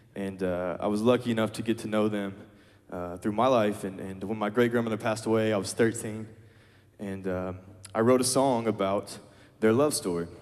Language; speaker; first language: English; native; English